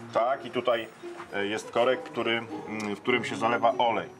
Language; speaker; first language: Polish; native; Polish